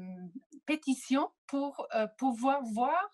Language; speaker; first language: French; non-native, fluent; Spanish